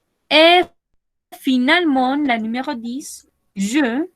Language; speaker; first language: French; non-native, fluent; Spanish